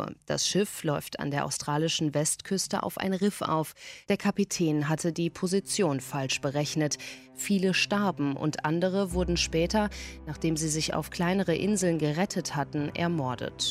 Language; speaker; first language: German; native; German